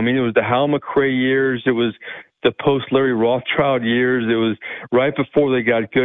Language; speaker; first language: English; native; English